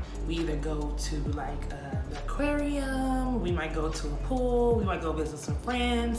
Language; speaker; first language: English; native; English